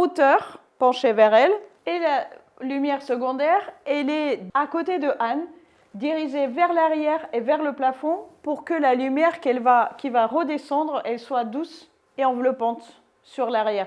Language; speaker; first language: French; native; French